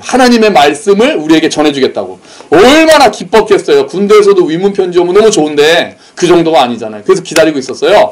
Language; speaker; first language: Korean; native; Korean